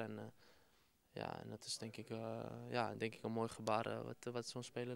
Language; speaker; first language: Dutch; native; Dutch